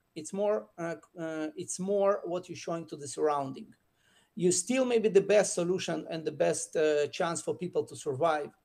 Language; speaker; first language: English; non-native, fluent; Russian